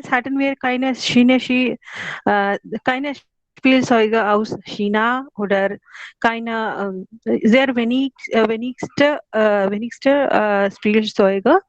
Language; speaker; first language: German; non-native, learner; Hindi